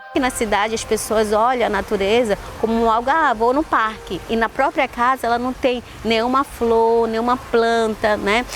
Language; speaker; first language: Portuguese; non-native, local second language; Ticuna